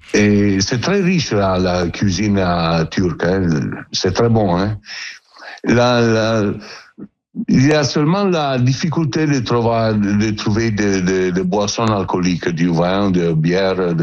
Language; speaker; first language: French; non-native, learner; Italian